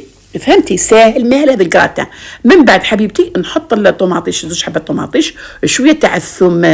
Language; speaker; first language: Arabic; native; Arabic